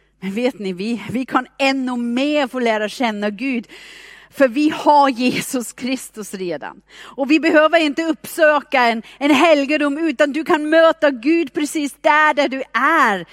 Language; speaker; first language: Swedish; non-native, fluent; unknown